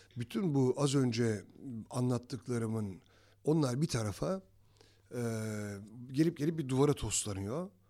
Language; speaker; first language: Turkish; native; Turkish